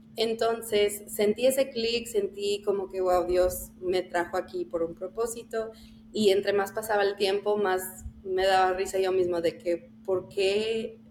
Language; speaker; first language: Spanish; early bilingual, heritage; Spanish